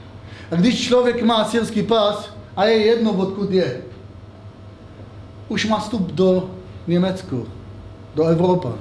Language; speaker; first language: Czech; non-native, fluent; Hebrew